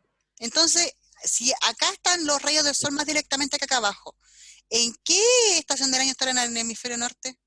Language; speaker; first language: Spanish; native; Spanish